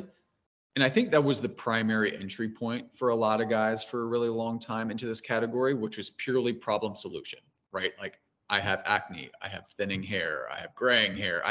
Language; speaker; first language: English; native; English